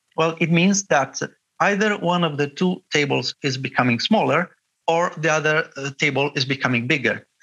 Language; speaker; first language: English; non-native, fluent; Italian